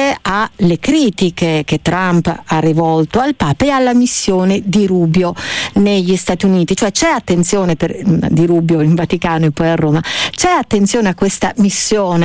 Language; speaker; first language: Italian; native; Italian